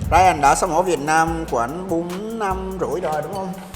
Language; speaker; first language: Vietnamese; non-native, fluent; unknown